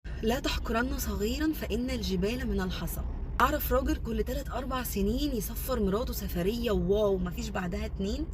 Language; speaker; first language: Arabic; native; Arabic